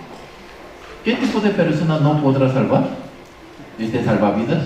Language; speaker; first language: Spanish; non-native, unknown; Korean